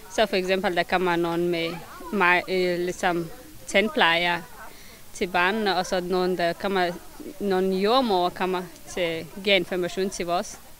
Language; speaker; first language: Danish; non-native, learner; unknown